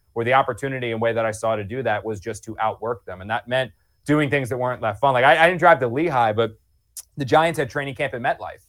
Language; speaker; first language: English; native; English